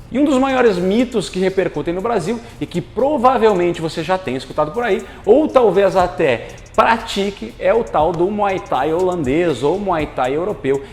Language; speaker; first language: Portuguese; native; Portuguese